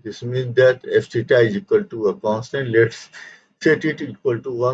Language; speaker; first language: English; non-native, local second language; Hindi